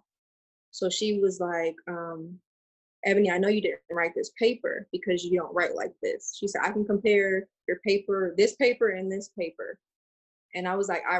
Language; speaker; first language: English; native; English